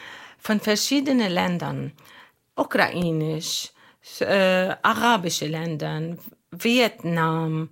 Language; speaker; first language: German; non-native, learner; Arabic